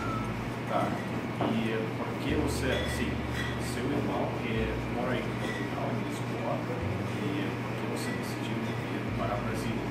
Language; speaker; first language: Portuguese; non-native, fluent; English